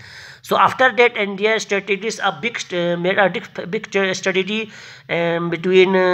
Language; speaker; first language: English; non-native, learner; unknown